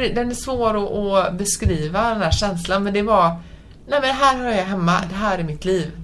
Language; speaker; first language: Swedish; early bilingual, other home language; Polish